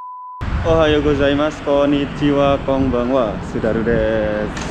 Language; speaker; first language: Japanese; non-native, learner; Indonesian